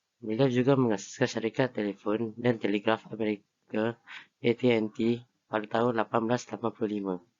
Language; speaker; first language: Malay; native; Malay